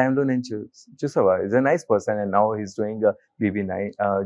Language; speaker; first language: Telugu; non-native, learner; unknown